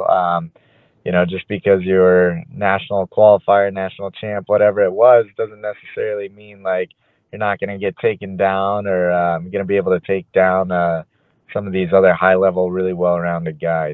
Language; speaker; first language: English; native; English